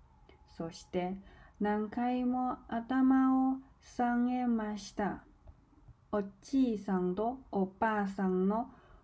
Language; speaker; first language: Japanese; non-native, learner; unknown